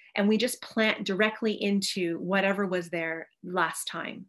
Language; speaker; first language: English; native; English